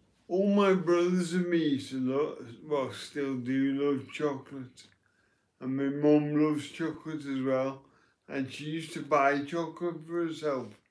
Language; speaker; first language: English; native; English